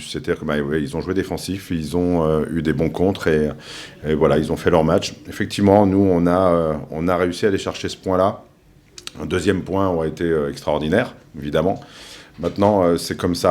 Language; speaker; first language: French; native; French